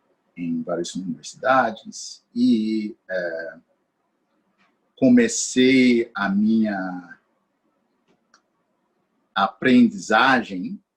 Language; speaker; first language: Portuguese; non-native, fluent; English